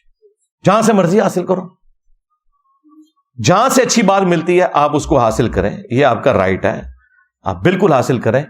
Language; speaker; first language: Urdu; non-native, local second language; Punjabi